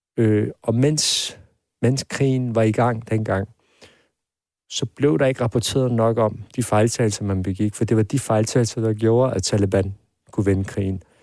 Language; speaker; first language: Danish; early bilingual, other home language; Persian